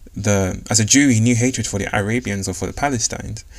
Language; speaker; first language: English; non-native, local second language; Yoruba